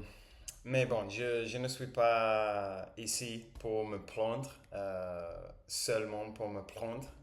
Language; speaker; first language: French; non-native, learner; English